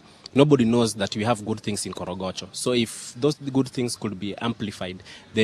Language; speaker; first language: English; non-native, local second language; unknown